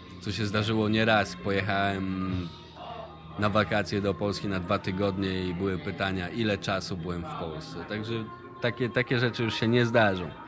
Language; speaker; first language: Polish; native; Polish